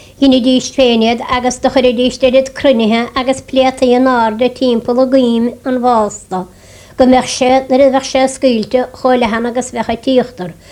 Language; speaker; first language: Irish; native; Irish